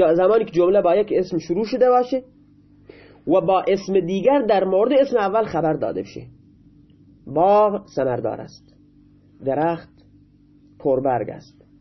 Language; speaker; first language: Persian; non-native, local second language; Baluchi